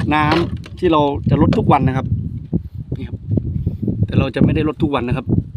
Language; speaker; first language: Thai; native; Thai